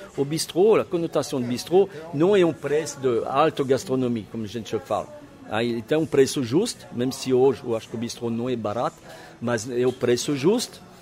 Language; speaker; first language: Portuguese; non-native, fluent; French